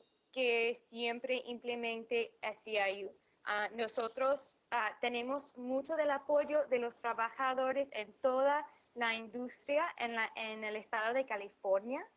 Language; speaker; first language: Spanish; non-native, fluent; English